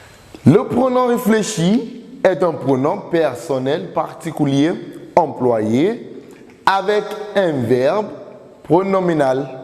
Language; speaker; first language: French; non-native, fluent; English